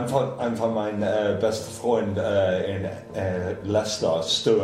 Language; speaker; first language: German; non-native, fluent; English